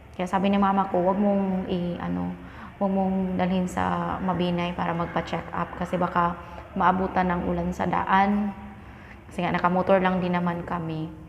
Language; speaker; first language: Filipino; non-native, local second language; Cebuano